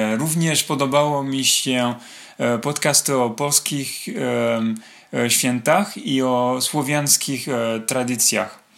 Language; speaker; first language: Polish; non-native, learner; French